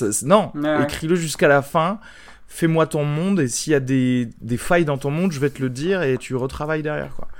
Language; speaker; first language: French; native; French